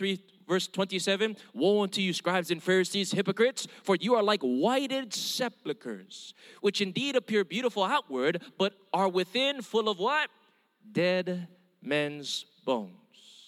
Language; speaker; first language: English; early bilingual, other home language; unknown